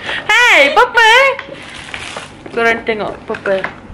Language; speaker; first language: English; non-native, local second language; Malay